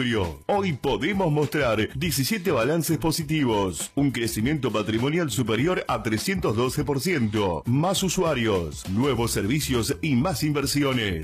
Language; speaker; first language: Spanish; native; Spanish